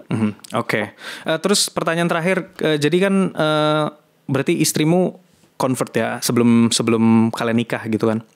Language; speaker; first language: Indonesian; native; Indonesian